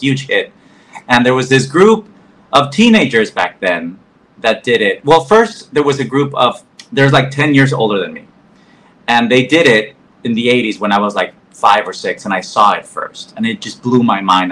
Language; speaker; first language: English; non-native, fluent; Spanish